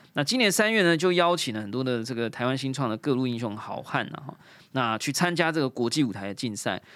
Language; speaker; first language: Chinese; native; Chinese